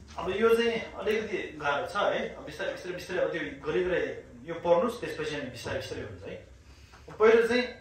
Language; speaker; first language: Nepali; non-native, local second language; Sherpa